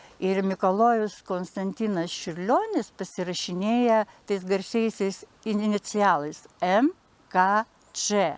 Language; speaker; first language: Lithuanian; native; Lithuanian